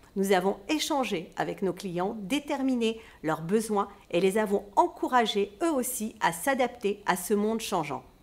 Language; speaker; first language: French; native; French